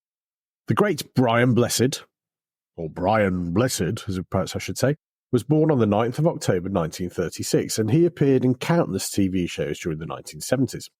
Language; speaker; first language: English; native; English